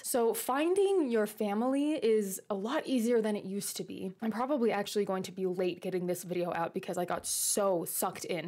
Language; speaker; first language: English; native; English